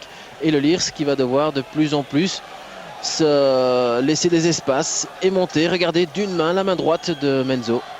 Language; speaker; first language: French; native; French